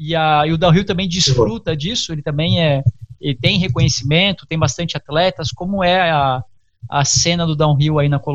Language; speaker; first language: Portuguese; native; Portuguese